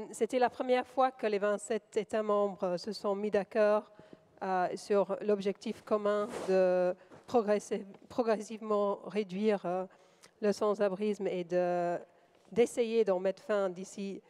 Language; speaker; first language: French; non-native, fluent; English